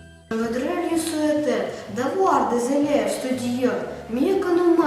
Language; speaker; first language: French; non-native, learner; Russian